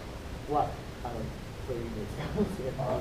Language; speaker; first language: Japanese; non-native, fluent; English